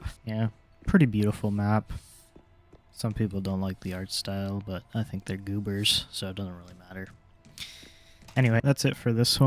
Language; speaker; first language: English; native; English